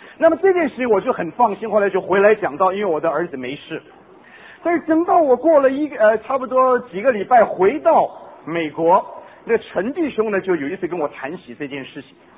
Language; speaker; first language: Chinese; non-native, local second language; Cantonese